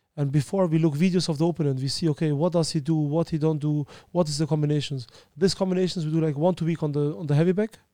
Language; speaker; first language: English; early bilingual, other home language; Albanian